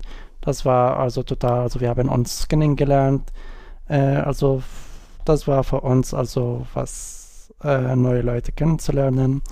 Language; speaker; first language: German; non-native, learner; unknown